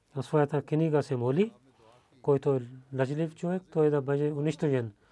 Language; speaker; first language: Bulgarian; non-native, learner; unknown